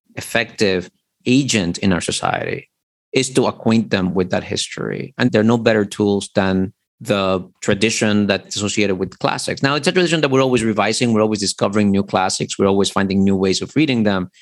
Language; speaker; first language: English; early bilingual, other home language; Spanish